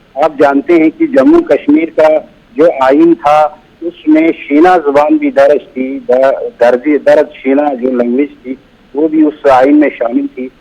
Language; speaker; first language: Urdu; non-native, local second language; Shina